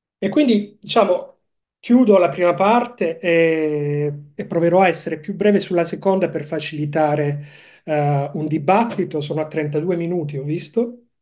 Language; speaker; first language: Italian; native; Italian